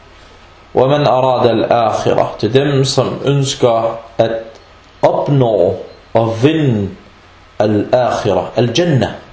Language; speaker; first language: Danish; non-native, fluent; Arabic